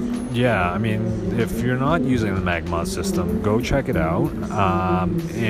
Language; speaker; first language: English; non-native, local second language; Cantonese